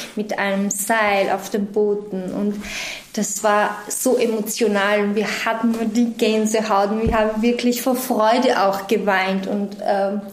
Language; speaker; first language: German; non-native, fluent; Georgian